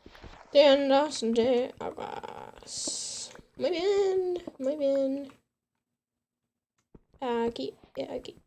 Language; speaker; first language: Spanish; non-native, learner; English